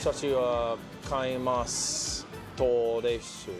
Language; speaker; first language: Japanese; non-native, learner; English